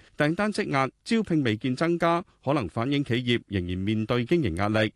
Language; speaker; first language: Cantonese; native; Cantonese